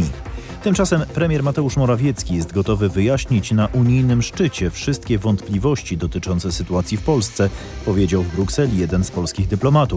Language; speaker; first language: Polish; native; Polish